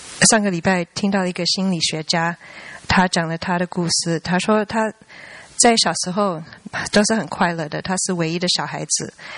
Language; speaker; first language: Chinese; early bilingual, heritage; Chinese